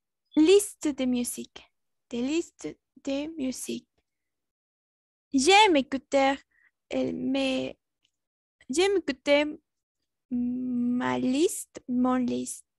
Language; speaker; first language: French; non-native, learner; Spanish